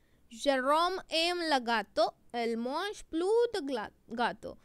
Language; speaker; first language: French; non-native, learner; Hindi